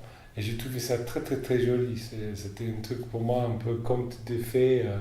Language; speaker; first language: French; non-native, fluent; English